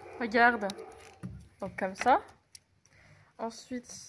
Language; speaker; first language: French; native; French